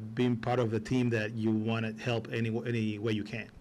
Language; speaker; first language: English; non-native, fluent; Spanish